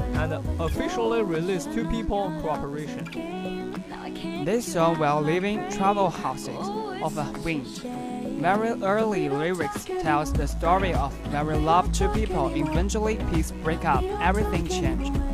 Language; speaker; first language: English; non-native, learner; Chinese